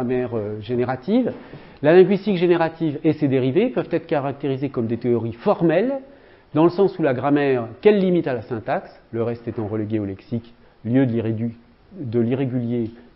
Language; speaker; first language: French; native; French